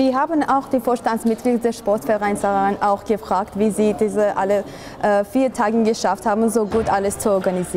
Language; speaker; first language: German; non-native, fluent; Armenian